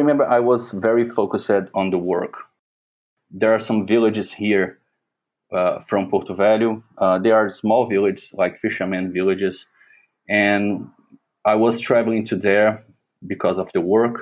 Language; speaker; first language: English; non-native, fluent; Portuguese